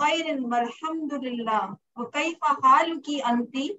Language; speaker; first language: Arabic; non-native, learner; Urdu